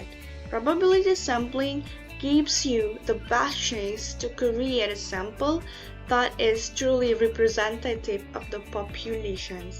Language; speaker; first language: English; non-native, learner; Indonesian